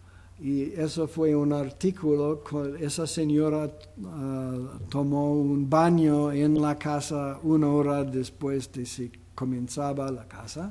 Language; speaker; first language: Spanish; non-native, fluent; English